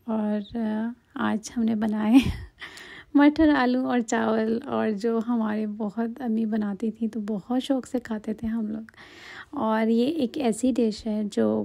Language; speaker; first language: Urdu; native; Urdu